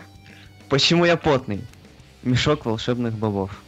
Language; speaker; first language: Russian; native; Russian